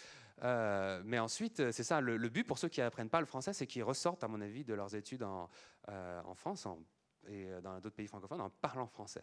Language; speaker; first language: French; native; French